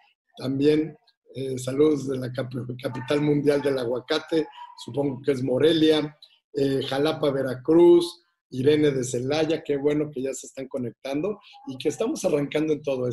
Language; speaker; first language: Spanish; native; Spanish